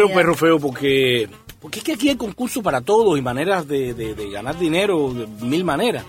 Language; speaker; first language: Spanish; native; Spanish